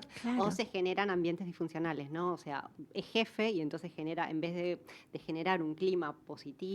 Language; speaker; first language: Spanish; native; Spanish